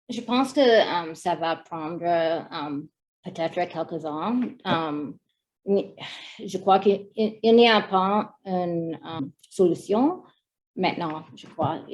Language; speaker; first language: French; non-native, learner; English